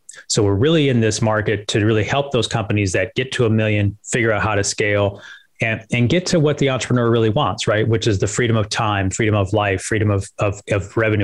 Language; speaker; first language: English; native; English